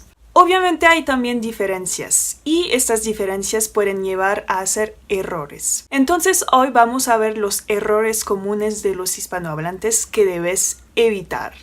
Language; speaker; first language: Spanish; non-native, fluent; French